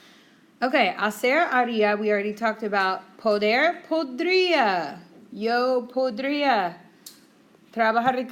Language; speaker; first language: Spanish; non-native, fluent; English